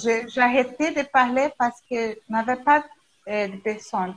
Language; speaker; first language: French; non-native, learner; Portuguese